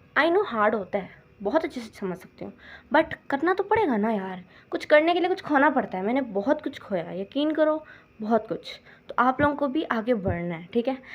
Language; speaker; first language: Urdu; non-native, local second language; Punjabi